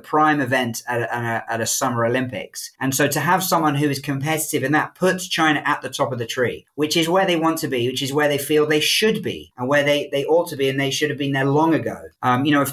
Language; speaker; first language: English; native; English